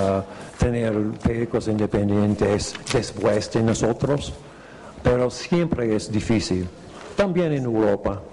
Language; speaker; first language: Spanish; non-native, fluent; English